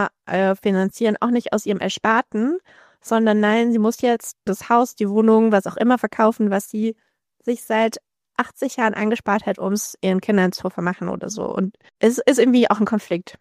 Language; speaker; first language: German; native; German